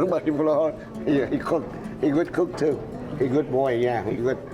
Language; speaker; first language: English; non-native, learner; Vietnamese